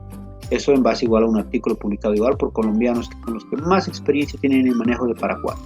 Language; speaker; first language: Spanish; native; Spanish